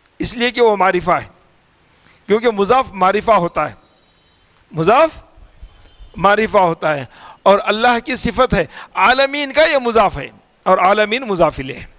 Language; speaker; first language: Urdu; native; Urdu